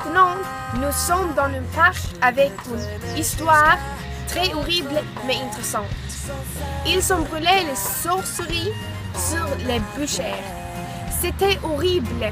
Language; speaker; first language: French; non-native, learner; Swedish